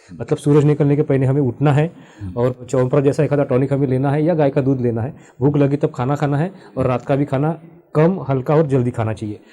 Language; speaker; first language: Hindi; non-native, local second language; Marathi